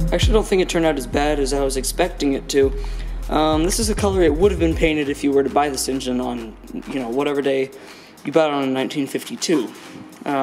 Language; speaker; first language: English; native; English